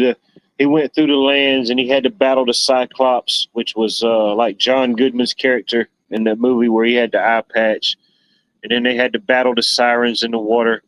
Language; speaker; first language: English; native; English